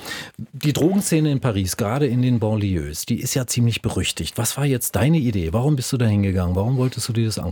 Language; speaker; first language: German; native; German